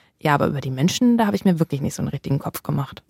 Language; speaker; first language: German; native; German